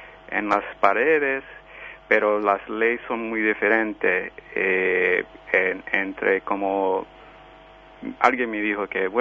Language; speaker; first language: Spanish; early bilingual, heritage; Spanish